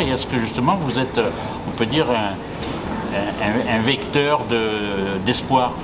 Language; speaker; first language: French; native; French